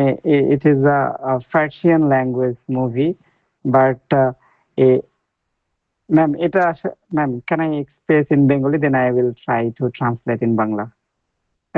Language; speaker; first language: English; non-native, learner; Bangla